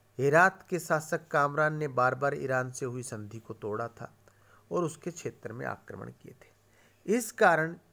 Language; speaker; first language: Hindi; native; Hindi